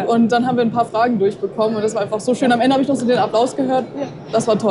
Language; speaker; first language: German; native; German